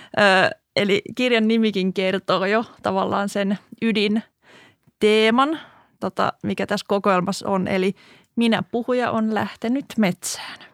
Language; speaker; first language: Finnish; native; Finnish